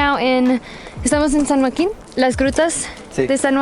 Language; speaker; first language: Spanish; non-native, fluent; English